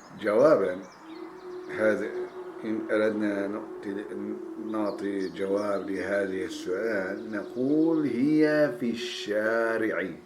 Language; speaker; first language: Arabic; non-native, fluent; Turkish